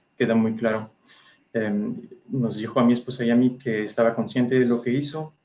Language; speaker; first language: Spanish; non-native, fluent; French